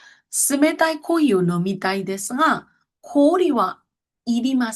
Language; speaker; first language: Japanese; non-native, fluent; Burmese